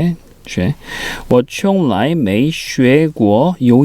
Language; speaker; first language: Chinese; non-native, learner; Korean